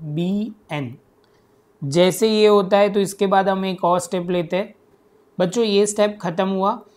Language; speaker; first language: Hindi; non-native, local second language; Gujarati